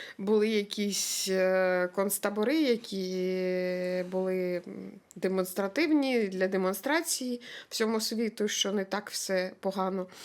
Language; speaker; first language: Ukrainian; native; Ukrainian